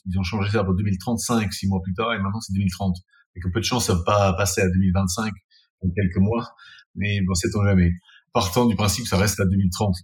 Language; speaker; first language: French; non-native, fluent; English